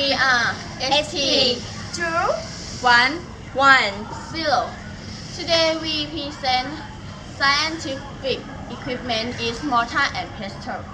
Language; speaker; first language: English; non-native, learner; Thai